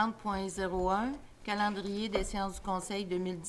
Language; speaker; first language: French; native; French